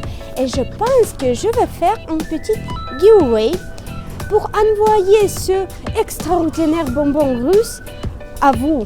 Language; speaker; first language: French; non-native, fluent; Russian